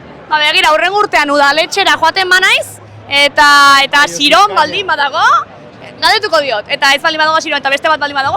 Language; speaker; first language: Basque; native; Basque